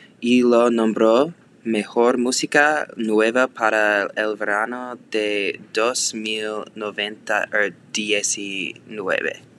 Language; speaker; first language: Spanish; non-native, learner; English